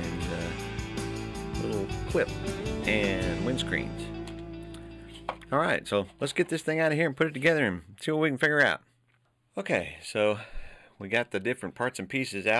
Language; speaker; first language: English; native; English